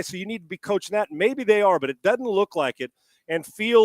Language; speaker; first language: English; native; English